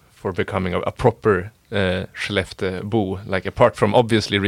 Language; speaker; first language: English; non-native, fluent; Swedish